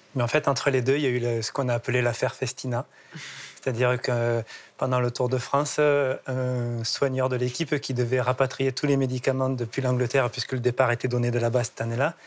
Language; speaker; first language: French; native; French